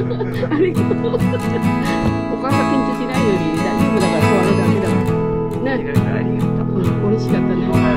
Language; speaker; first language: Japanese; non-native, learner; Filipino